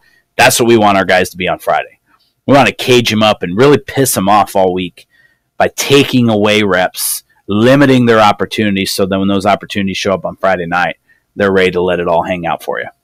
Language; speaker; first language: English; native; English